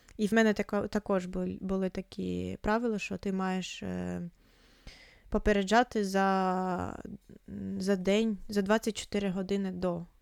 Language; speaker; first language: Ukrainian; non-native, local second language; Russian